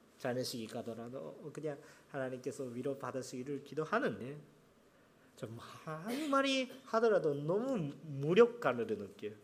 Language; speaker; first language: Korean; non-native, fluent; Japanese